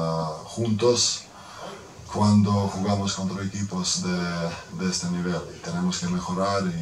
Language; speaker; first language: Spanish; non-native, fluent; Croatian